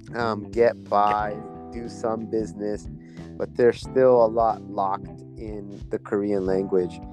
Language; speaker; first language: English; native; English